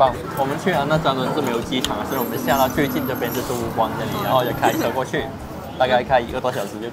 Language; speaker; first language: Chinese; native; Chinese